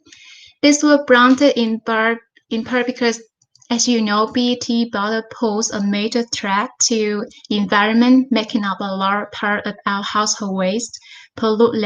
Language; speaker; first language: English; non-native, fluent; Vietnamese